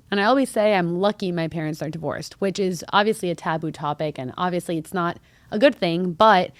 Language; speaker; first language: English; early bilingual, other home language; Arabic